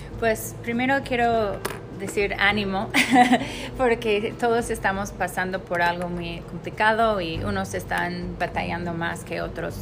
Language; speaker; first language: Spanish; non-native, fluent; English